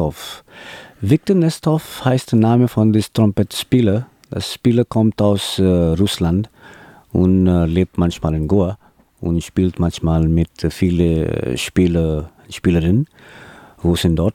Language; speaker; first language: German; non-native, learner; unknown